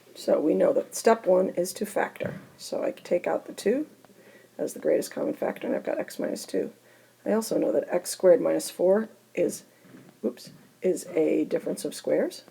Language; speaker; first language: English; native; English